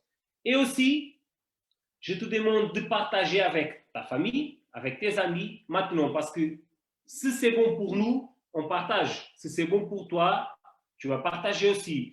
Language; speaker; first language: French; non-native, fluent; Portuguese